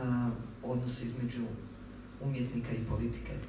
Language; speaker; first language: Croatian; native; Croatian